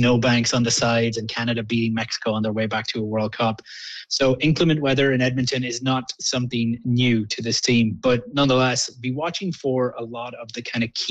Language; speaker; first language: English; native; English